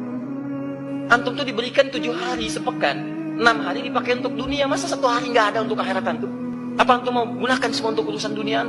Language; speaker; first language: Indonesian; native; Indonesian